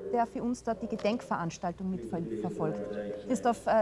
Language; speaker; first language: German; native; German